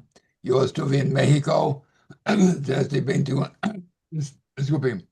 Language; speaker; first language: Spanish; non-native, fluent; English